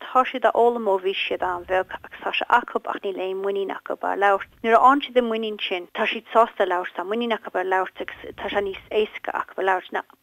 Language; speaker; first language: Irish; native; Irish